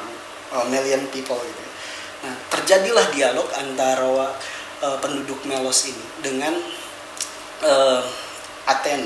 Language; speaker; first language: Indonesian; native; Indonesian